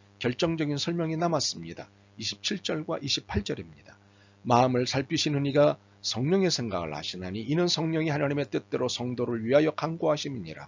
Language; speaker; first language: Korean; native; Korean